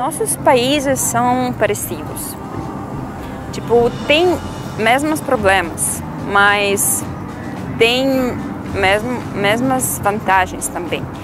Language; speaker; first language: Portuguese; non-native, learner; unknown